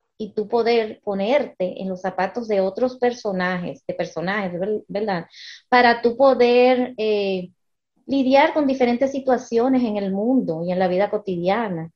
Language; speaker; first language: Spanish; early bilingual, heritage; Spanish